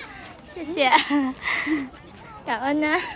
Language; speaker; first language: Chinese; non-native, learner; Vietnamese